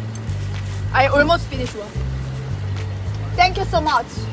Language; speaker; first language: English; non-native, learner; Korean